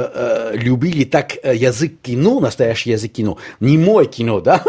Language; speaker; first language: Russian; non-native, local second language; Armenian